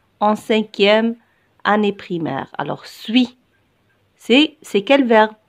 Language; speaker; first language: French; non-native, local second language; Arabic